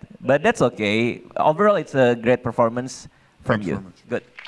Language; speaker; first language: English; non-native, fluent; Indonesian